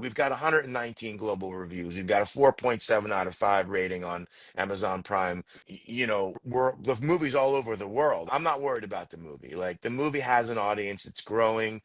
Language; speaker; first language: English; native; English